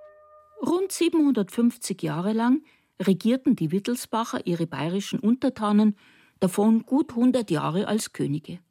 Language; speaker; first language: German; native; German